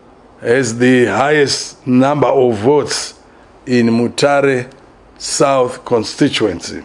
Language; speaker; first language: English; non-native, local second language; Shona